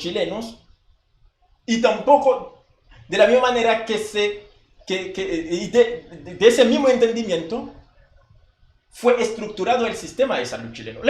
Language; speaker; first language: Spanish; non-native, fluent; Haitian Creole